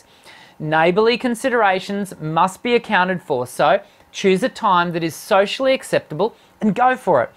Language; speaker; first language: English; native; English